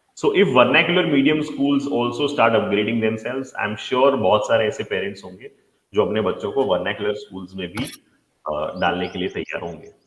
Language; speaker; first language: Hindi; non-native, local second language; Gujarati